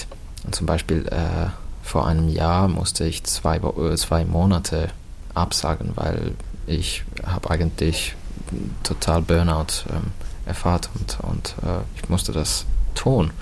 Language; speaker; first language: German; non-native, fluent; Finnish